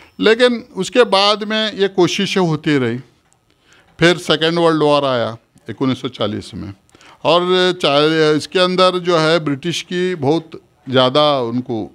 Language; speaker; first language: Hindi; non-native, local second language; Urdu